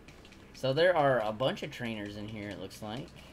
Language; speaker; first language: English; native; English